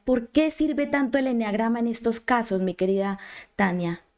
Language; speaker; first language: Spanish; native; Spanish